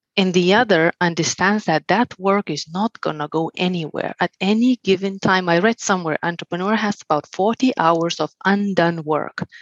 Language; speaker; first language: English; non-native, fluent; Lithuanian